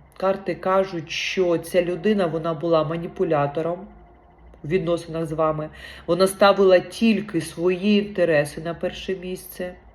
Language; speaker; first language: Ukrainian; non-native, local second language; Russian